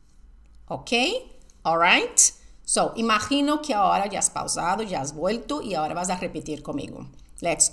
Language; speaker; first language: Spanish; non-native, fluent; Portuguese